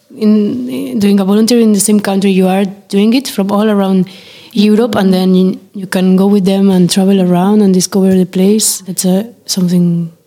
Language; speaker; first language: English; non-native, fluent; Spanish